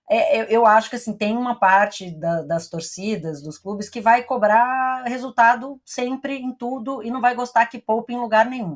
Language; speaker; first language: Portuguese; native; Portuguese